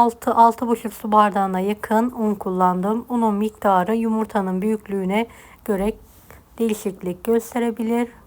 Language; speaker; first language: Turkish; native; Turkish